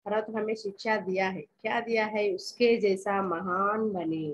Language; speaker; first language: Hindi; non-native, local second language; Telugu